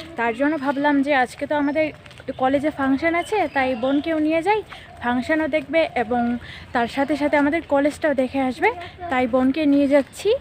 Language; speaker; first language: Bangla; non-native, local second language; Rangpuri